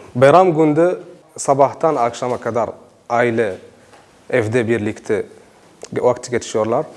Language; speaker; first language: Turkish; non-native, learner; Arabic